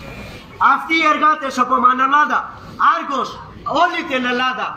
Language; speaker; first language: Greek; non-native, fluent; Urdu